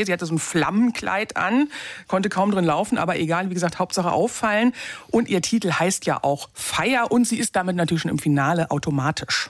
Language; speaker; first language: German; native; German